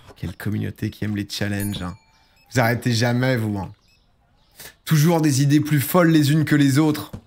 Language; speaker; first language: French; native; French